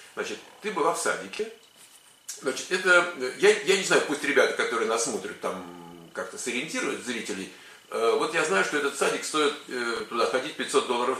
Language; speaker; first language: Russian; native; Russian